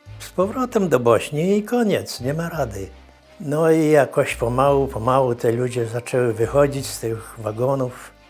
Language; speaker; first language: Polish; early bilingual, heritage; Polish